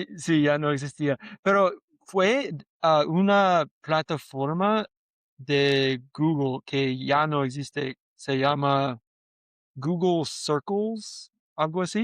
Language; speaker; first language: Spanish; non-native, learner; English